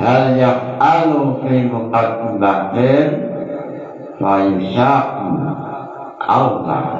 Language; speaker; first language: Arabic; non-native, fluent; Javanese